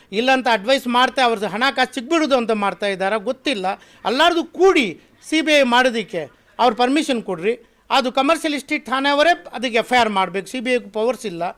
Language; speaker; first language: Kannada; non-native, local second language; Urdu